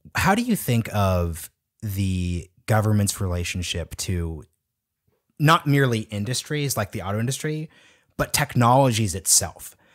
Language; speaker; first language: English; native; English